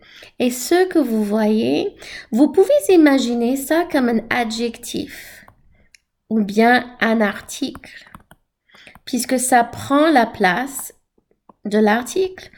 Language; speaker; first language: French; non-native, fluent; English